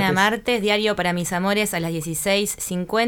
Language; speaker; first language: Spanish; native; Spanish